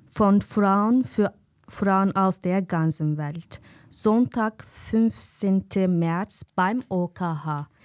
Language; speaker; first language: German; non-native, learner; Kurdish